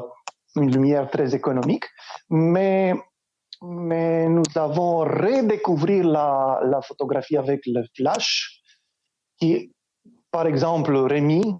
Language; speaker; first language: French; non-native, fluent; Romanian